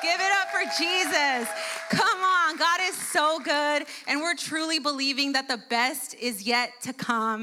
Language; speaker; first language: English; early bilingual, other home language; Spanish